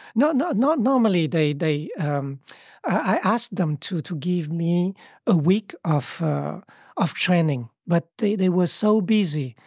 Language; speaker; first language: English; early bilingual, other home language; Vietnamese